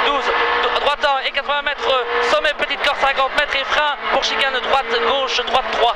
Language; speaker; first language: French; native; French